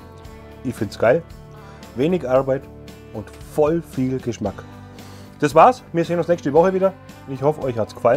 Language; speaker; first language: German; native; German